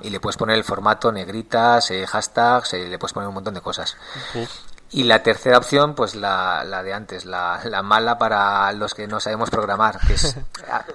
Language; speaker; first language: Spanish; native; Spanish